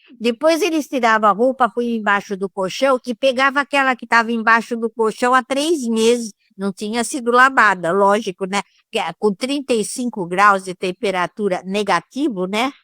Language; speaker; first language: Portuguese; early bilingual, other home language; Italian